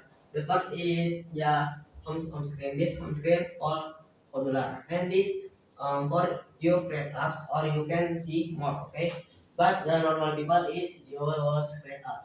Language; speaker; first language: English; non-native, learner; Indonesian